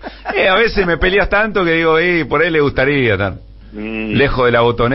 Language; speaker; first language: Spanish; native; Spanish